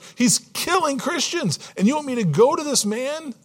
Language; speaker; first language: English; native; English